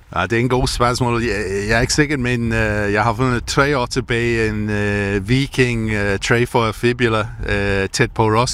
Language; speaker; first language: Danish; non-native, fluent; English